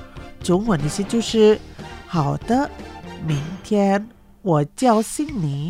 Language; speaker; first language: Chinese; non-native, fluent; Indonesian